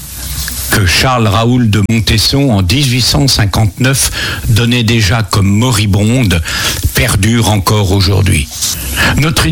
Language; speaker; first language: French; native; French